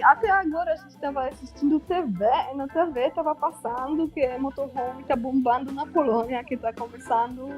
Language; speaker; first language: Portuguese; non-native, fluent; Polish